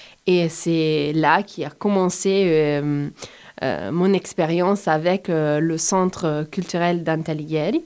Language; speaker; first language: French; non-native, fluent; Italian